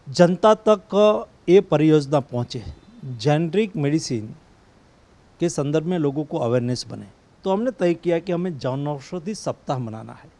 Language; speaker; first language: Hindi; non-native, local second language; Gujarati